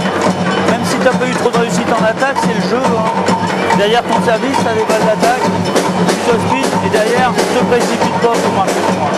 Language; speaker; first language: French; native; French